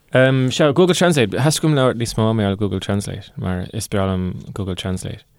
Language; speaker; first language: Irish; non-native, local second language; English